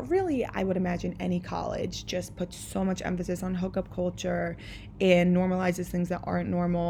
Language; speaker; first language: English; native; English